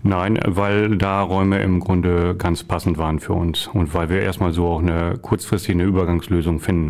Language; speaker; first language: German; native; German